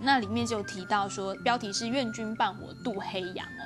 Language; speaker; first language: Chinese; native; Chinese